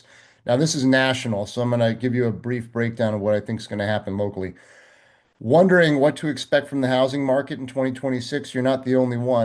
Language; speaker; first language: English; native; English